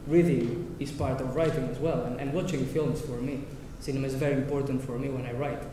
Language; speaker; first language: English; non-native, fluent; Catalan